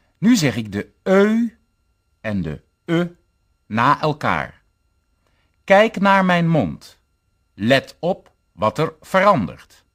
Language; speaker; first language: Dutch; native; Dutch